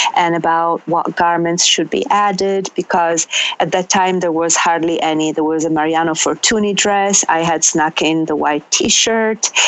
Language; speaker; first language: English; non-native, fluent; Italian